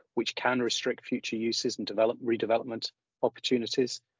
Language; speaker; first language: English; native; English